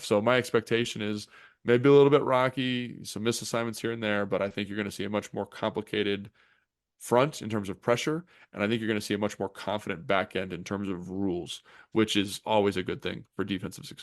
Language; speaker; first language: English; native; English